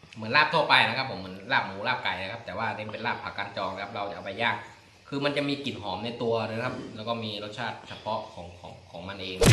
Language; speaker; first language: Thai; non-native, local second language; Northeastern Thai